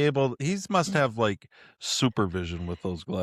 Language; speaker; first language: English; native; English